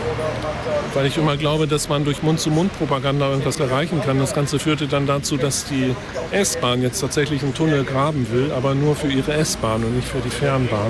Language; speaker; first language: German; native; German